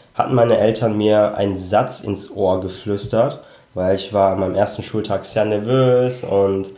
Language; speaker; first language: German; early bilingual, other home language; Cantonese